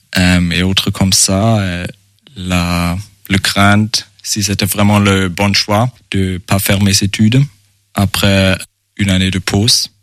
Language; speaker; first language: French; non-native, fluent; German